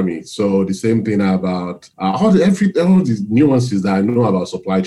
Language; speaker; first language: English; non-native, local second language; Yoruba